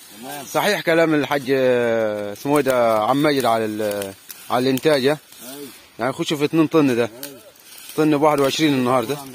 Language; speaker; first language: Arabic; native; Arabic